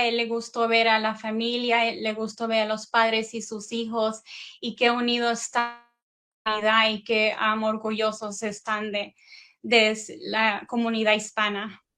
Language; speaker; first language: Spanish; early bilingual, heritage; Spanish